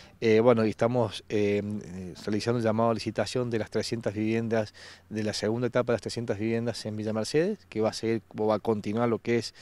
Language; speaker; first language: Spanish; native; Spanish